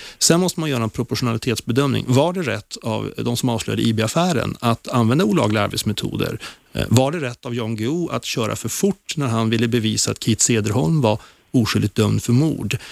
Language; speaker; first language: Swedish; native; Swedish